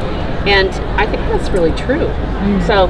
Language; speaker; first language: English; native; English